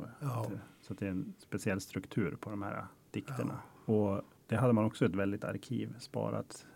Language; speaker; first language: Swedish; native; Swedish